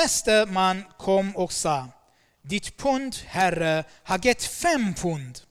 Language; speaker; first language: Swedish; non-native, fluent; Armenian